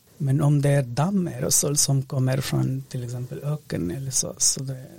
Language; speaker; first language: Swedish; non-native, fluent; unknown